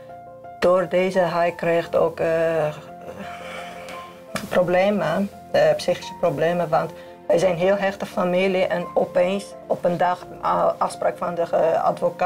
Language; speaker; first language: Dutch; non-native, learner; Armenian